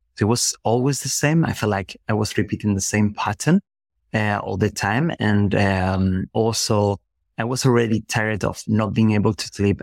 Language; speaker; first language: English; non-native, fluent; Spanish